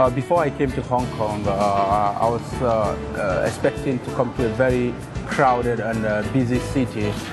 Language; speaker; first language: English; non-native, local second language; Hausa